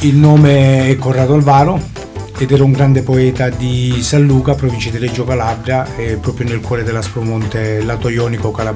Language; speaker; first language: Italian; native; Italian